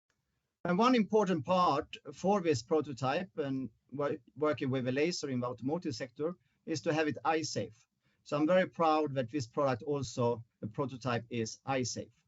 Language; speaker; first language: English; non-native, fluent; Swedish